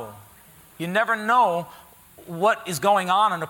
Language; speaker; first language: English; native; English